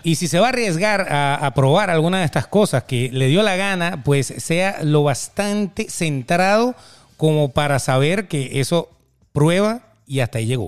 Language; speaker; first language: Spanish; native; Spanish